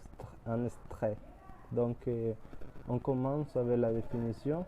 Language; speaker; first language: French; non-native, learner; Spanish